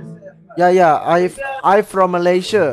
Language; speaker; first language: English; non-native, learner; Malay